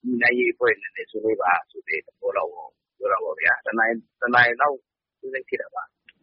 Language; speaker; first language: Burmese; non-native, local second language; Shan